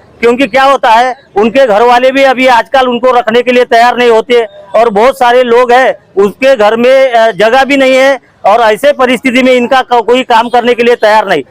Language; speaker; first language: Hindi; non-native, local second language; Marathi